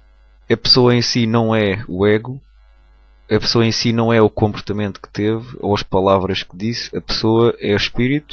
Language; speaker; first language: Portuguese; native; Portuguese